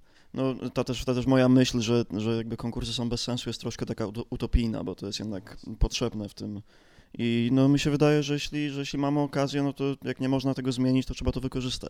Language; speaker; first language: Polish; native; Polish